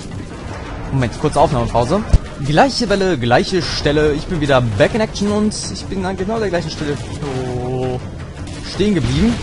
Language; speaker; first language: German; native; German